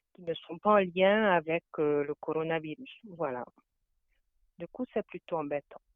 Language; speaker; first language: French; non-native, fluent; Hungarian